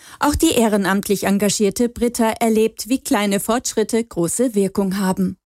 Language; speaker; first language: German; native; German